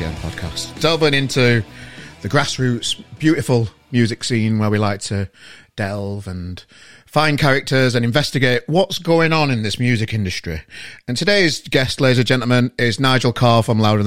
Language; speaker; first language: English; native; English